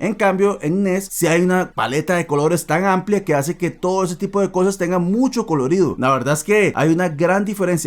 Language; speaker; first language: Spanish; native; Spanish